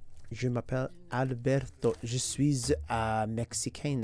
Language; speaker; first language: French; non-native, learner; English